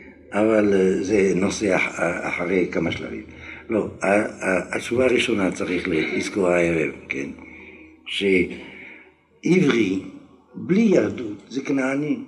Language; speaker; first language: Hebrew; non-native, fluent; French